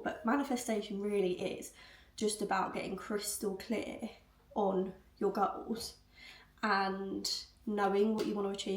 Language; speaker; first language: English; native; English